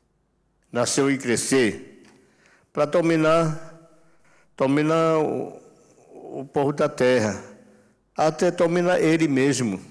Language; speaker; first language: Portuguese; non-native, local second language; Yanomámi